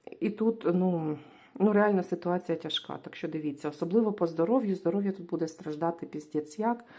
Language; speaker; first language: Ukrainian; non-native, local second language; Russian